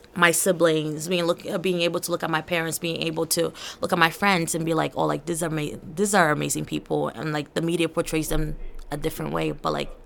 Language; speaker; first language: English; early bilingual, other home language; Portuguese